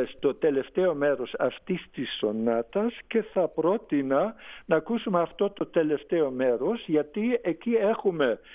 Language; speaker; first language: Greek; non-native, fluent; German